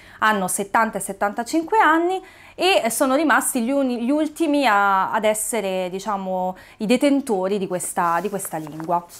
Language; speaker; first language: Italian; native; Italian